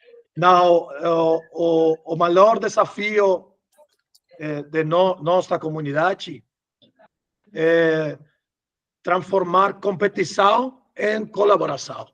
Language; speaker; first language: Portuguese; non-native, learner; Spanish